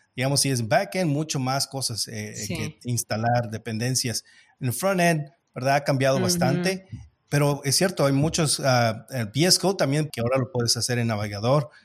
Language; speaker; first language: Spanish; early bilingual, heritage; Spanish